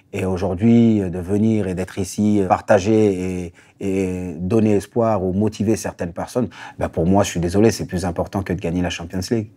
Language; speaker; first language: French; native; French